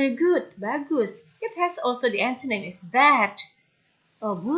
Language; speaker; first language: English; non-native, fluent; Indonesian